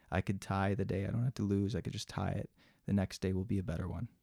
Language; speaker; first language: English; native; English